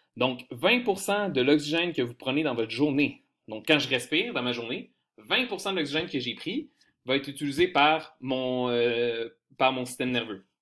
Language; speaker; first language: French; native; French